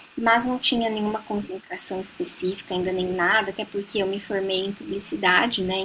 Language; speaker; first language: Portuguese; native; Portuguese